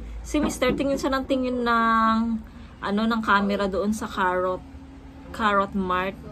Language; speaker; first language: Filipino; native; Filipino